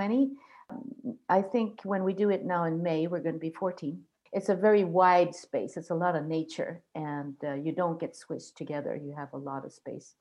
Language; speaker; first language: English; non-native, fluent; Swedish